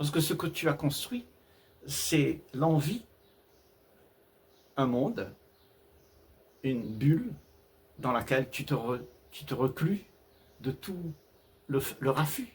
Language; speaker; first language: French; native; French